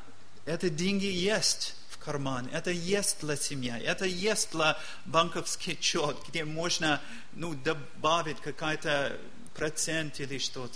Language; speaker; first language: Russian; non-native, learner; English